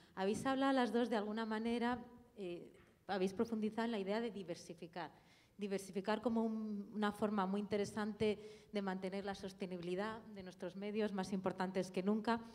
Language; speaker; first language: Spanish; native; Spanish